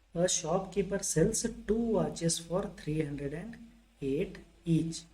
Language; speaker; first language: English; non-native, local second language; Kannada